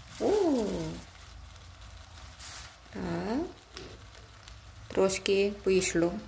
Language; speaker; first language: Ukrainian; non-native, learner; Korean